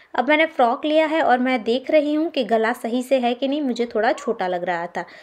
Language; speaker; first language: Hindi; non-native, local second language; Gujarati